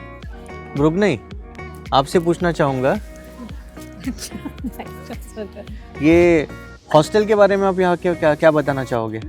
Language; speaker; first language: Hindi; native; Hindi